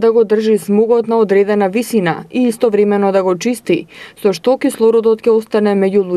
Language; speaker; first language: Macedonian; native; Macedonian